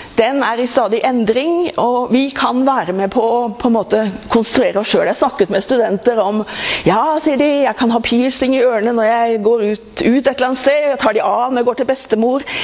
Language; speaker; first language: Norwegian; native; Norwegian